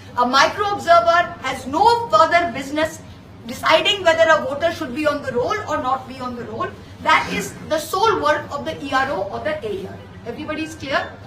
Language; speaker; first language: English; non-native, local second language; Bangla